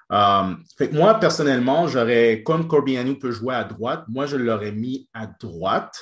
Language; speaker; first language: French; native; French